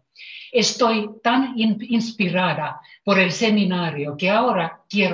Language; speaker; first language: Spanish; non-native, fluent; Finnish